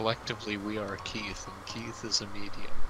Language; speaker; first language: English; native; English